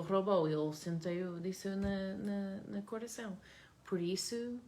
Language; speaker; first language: Portuguese; non-native, learner; English